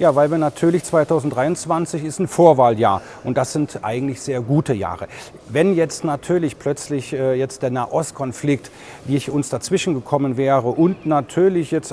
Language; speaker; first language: German; native; German